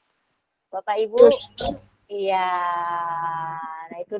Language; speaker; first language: Indonesian; native; Indonesian